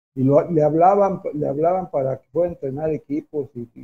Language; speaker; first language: Spanish; native; Spanish